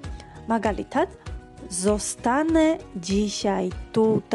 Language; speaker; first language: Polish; non-native, fluent; Georgian